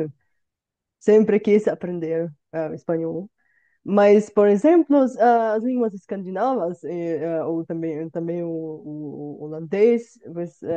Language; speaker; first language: Portuguese; non-native, fluent; Bulgarian